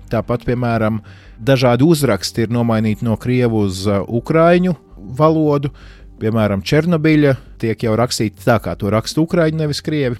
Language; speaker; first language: Latvian; native; Latvian